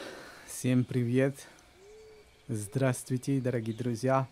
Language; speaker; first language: Russian; non-native, learner; Spanish